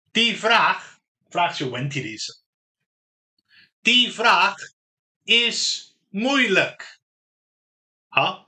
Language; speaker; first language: Dutch; non-native, fluent; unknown